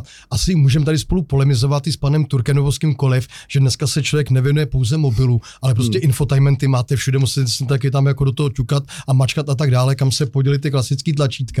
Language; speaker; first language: Czech; native; Czech